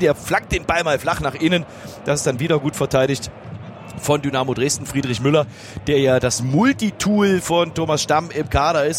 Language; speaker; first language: German; native; German